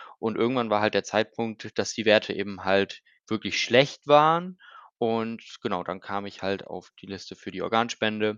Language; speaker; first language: German; native; German